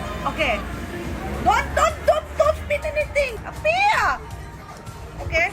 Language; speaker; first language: English; non-native, learner; Thai